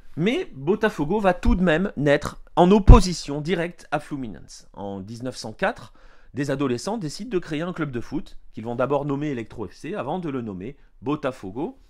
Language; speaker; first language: French; native; French